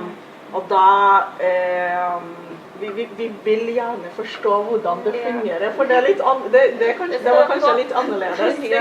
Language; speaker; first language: Norwegian; non-native, fluent; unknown